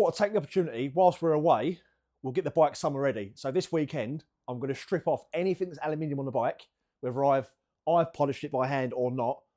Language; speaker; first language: English; native; English